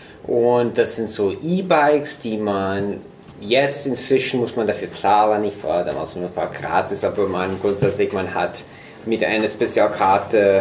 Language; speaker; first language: German; non-native, fluent; English